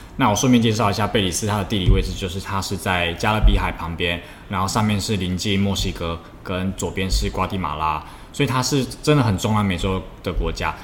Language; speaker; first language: Chinese; native; Chinese